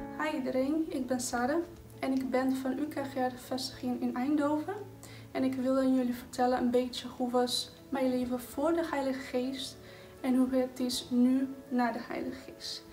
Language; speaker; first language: Dutch; non-native, fluent; Portuguese